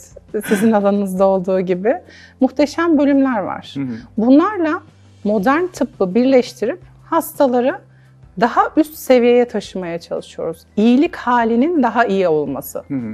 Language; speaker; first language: Turkish; native; Turkish